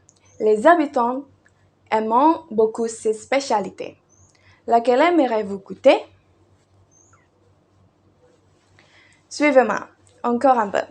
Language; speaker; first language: French; non-native, learner; Indonesian